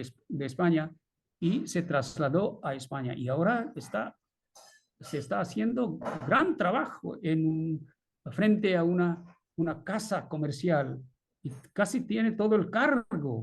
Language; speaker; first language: Spanish; non-native, fluent; Bangla